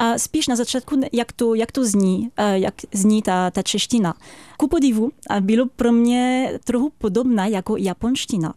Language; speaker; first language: Czech; non-native, fluent; French